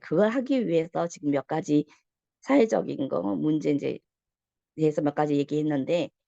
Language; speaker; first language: Korean; native; Korean